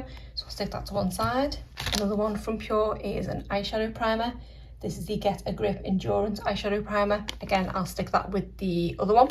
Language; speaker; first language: English; native; English